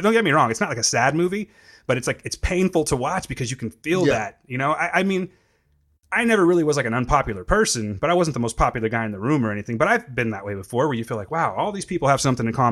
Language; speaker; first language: English; native; English